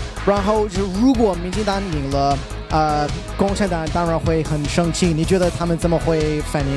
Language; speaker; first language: Chinese; non-native, fluent; English